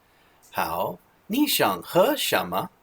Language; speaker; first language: Chinese; non-native, learner; English